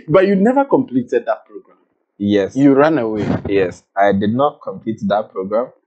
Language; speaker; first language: English; non-native, local second language; Akan